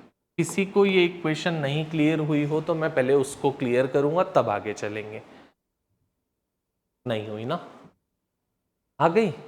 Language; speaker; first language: Hindi; native; Hindi